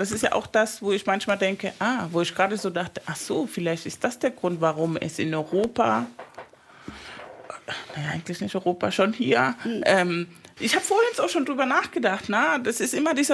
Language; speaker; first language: German; non-native, fluent; Spanish